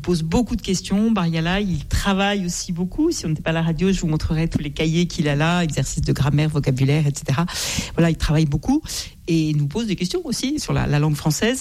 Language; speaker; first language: French; native; French